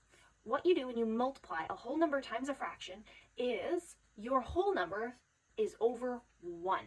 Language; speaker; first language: English; native; English